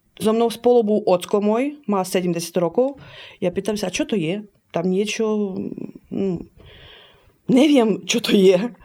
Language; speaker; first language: Ukrainian; early bilingual, heritage; Slovak